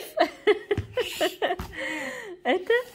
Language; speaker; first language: Russian; non-native, fluent; Tajik